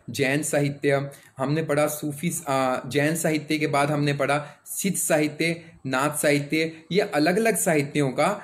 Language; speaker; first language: Hindi; native; Hindi